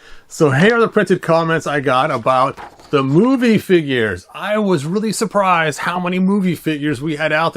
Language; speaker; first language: English; native; English